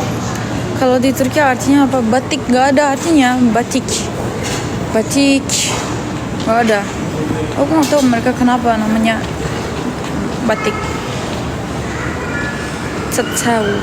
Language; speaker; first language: Indonesian; non-native, learner; Turkish